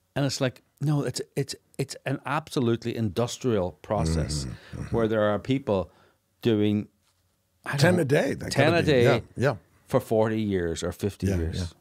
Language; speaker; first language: English; native; English